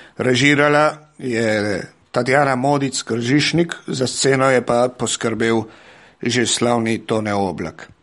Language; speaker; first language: Slovenian; early bilingual, heritage; Slovenian